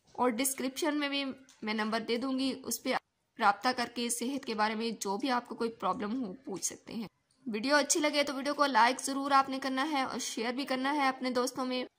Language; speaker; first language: Urdu; native; Urdu